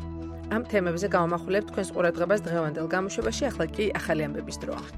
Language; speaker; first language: Georgian; native; Georgian